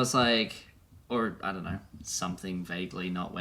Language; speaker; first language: English; native; English